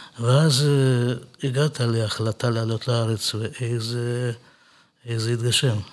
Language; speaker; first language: Hebrew; non-native, fluent; Russian